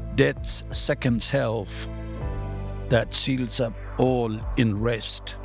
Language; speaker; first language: English; non-native, local second language; Tamil